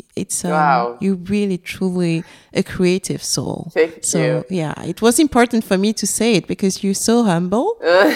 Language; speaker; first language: English; non-native, fluent; French